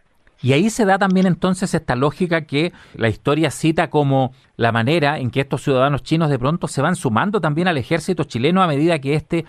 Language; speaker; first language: Spanish; native; Spanish